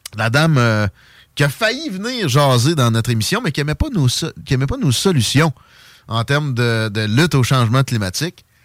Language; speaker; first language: French; native; French